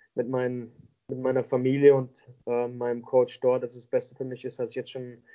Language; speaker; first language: German; native; German